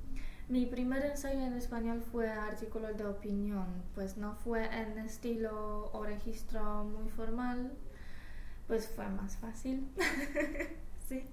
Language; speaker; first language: Spanish; non-native, fluent; Polish